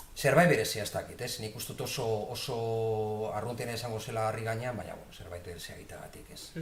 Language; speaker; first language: Basque; non-native, local second language; Spanish